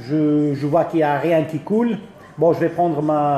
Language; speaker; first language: French; early bilingual, other home language; Italian